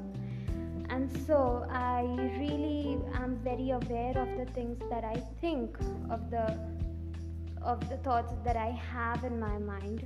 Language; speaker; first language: English; non-native, local second language; Hindi